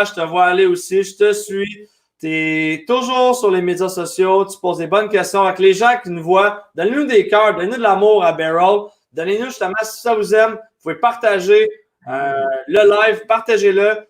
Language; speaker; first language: French; native; French